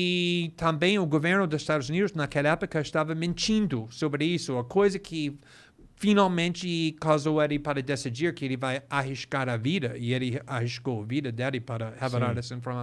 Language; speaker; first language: Portuguese; non-native, fluent; English